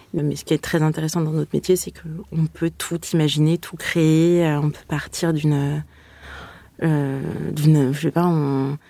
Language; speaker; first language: French; native; French